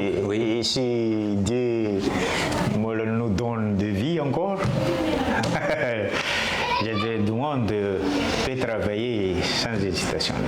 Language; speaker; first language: French; non-native, local second language; Malagasy